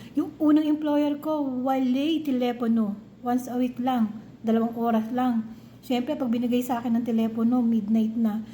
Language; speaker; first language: Filipino; non-native, local second language; Cebuano